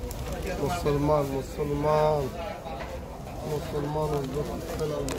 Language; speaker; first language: Turkish; non-native, learner; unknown